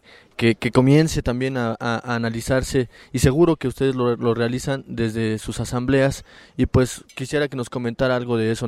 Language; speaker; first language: Spanish; native; Spanish